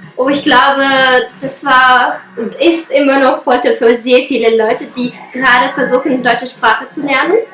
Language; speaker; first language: German; non-native, fluent; Russian